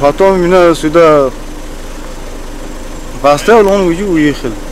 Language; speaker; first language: Russian; non-native, learner; Tajik